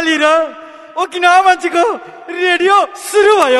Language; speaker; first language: Japanese; non-native, fluent; Nepali